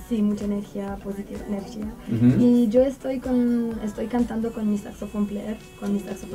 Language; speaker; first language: Spanish; non-native, learner; Romanian